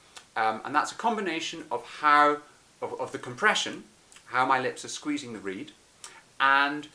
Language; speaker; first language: English; native; English